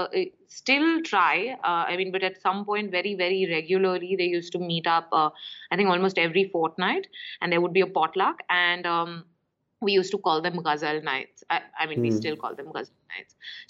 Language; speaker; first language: English; non-native, local second language; Urdu